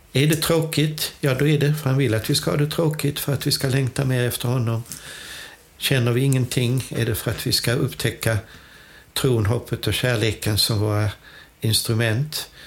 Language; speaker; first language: Swedish; native; Swedish